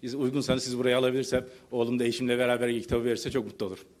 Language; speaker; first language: Turkish; native; Turkish